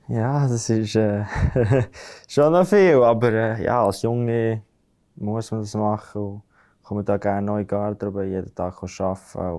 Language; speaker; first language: German; non-native, fluent; Latvian